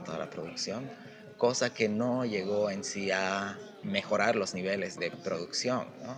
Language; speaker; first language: Spanish; native; Spanish